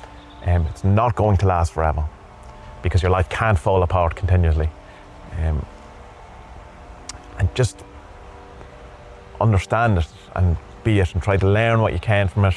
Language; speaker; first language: English; native; English